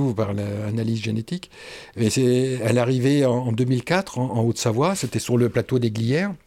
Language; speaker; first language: French; native; French